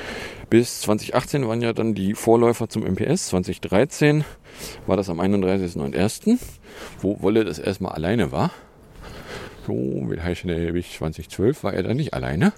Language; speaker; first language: German; native; German